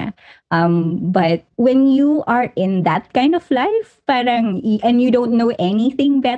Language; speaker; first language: English; non-native, local second language; Waray